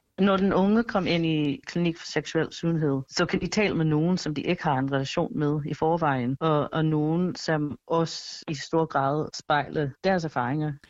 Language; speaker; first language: Danish; non-native, fluent; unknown